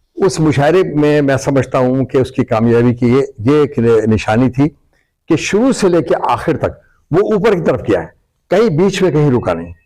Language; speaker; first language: Urdu; native; Urdu